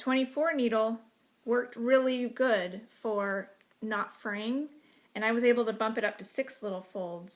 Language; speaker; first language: English; native; English